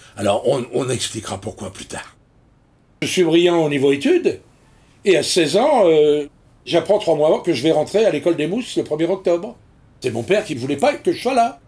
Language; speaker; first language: French; native; French